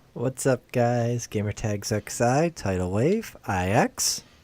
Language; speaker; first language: English; native; English